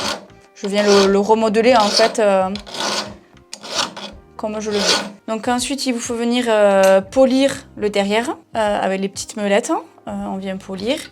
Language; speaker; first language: French; native; French